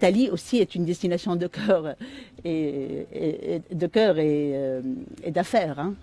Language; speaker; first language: French; non-native, local second language; Arabic